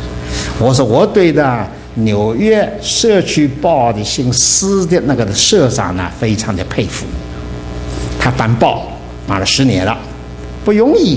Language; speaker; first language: Chinese; native; Chinese